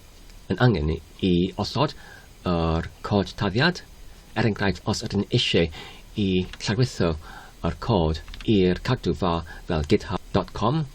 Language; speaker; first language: Welsh; non-native, fluent; English